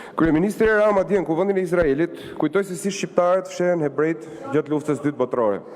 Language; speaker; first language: Albanian; native; Albanian